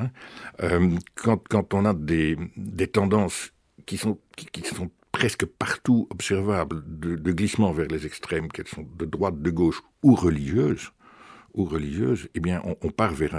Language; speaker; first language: French; native; French